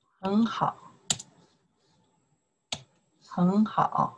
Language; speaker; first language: Chinese; non-native, learner; English